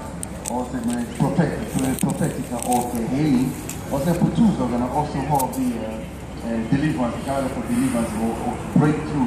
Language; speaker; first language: Swedish; non-native, fluent; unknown